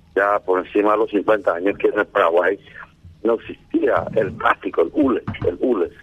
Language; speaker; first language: Spanish; native; Spanish